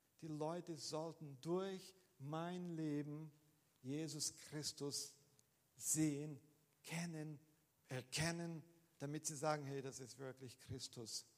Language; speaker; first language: German; non-native, fluent; Portuguese